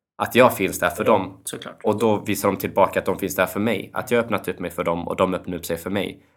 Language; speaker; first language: Swedish; early bilingual, other home language; Albanian